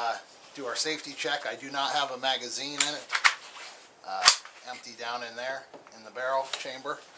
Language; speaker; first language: English; native; English